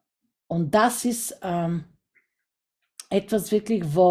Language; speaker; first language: German; non-native, fluent; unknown